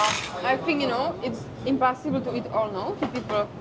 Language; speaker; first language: English; non-native, fluent; Czech